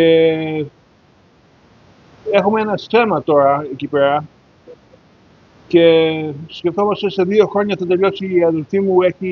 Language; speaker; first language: Greek; early bilingual, heritage; Greek